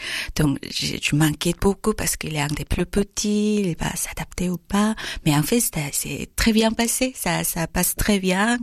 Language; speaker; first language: French; non-native, learner; Korean